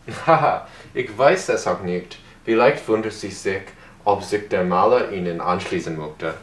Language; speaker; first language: German; non-native, learner; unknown